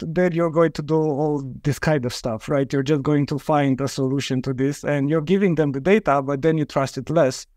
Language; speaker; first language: English; non-native, fluent; Romanian